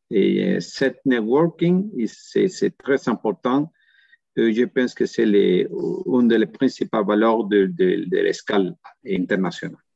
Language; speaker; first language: French; non-native, learner; Spanish